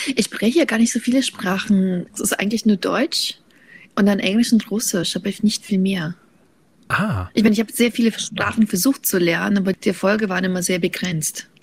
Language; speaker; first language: German; early bilingual, other home language; Russian